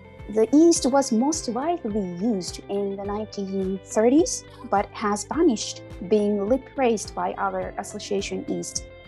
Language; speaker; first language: English; non-native, fluent; Japanese